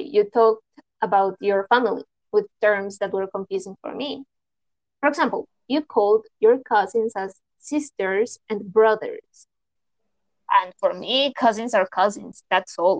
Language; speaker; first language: English; non-native, fluent; Spanish